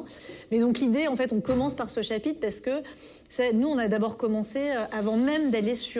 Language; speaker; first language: French; native; French